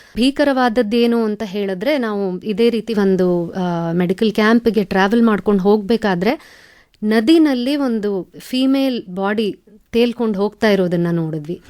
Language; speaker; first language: Kannada; non-native, local second language; Tamil